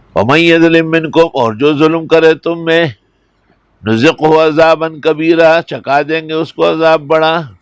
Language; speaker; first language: Urdu; non-native, local second language; Pashto